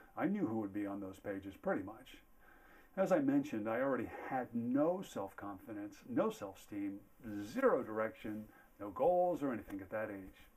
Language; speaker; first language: English; native; English